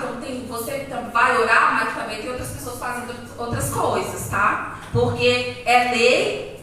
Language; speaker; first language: Portuguese; native; Portuguese